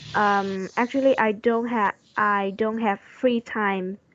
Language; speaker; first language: English; non-native, learner; Vietnamese